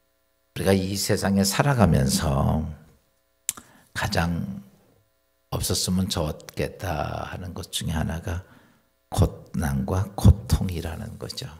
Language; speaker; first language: Korean; native; Korean